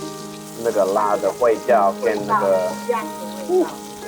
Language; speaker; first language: Chinese; non-native, learner; English